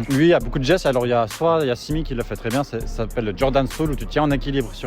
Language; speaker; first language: French; native; French